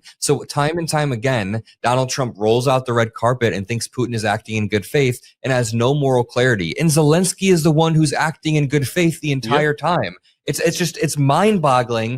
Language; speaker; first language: English; native; English